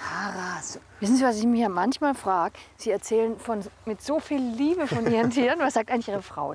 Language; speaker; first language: German; native; German